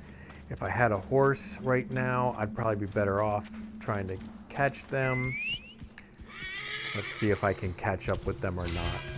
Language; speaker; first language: English; native; English